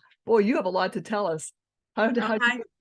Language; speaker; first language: English; native; English